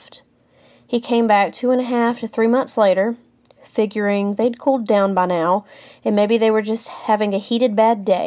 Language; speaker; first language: English; native; English